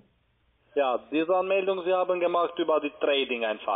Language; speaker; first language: German; non-native, learner; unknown